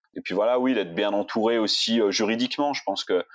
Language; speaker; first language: French; native; French